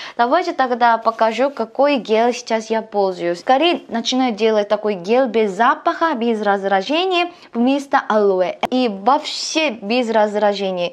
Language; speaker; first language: Russian; non-native, learner; Korean